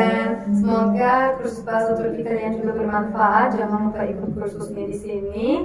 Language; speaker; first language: Indonesian; non-native, fluent; Turkish